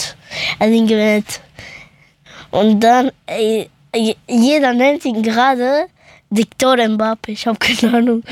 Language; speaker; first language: German; early bilingual, other home language; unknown